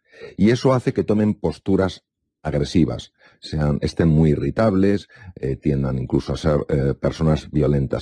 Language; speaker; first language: Spanish; native; Spanish